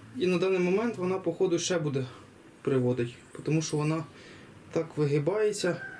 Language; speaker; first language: Ukrainian; native; Ukrainian